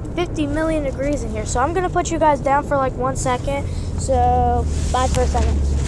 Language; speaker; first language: English; native; English